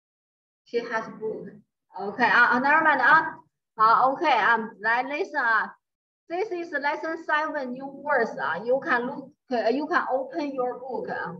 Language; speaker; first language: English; non-native, learner; Chinese